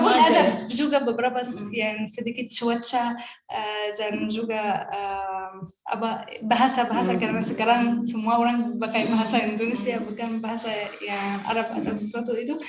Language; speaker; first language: Indonesian; non-native, learner; Arabic